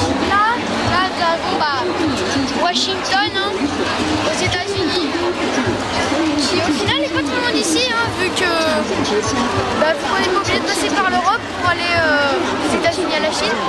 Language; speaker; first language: French; native; French